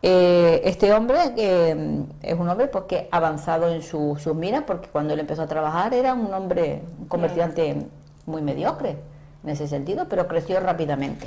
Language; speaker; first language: Spanish; native; Spanish